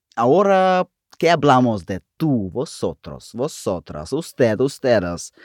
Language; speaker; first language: Spanish; non-native, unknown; Russian